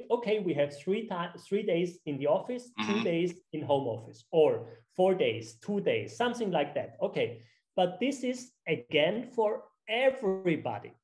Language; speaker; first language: English; non-native, fluent; German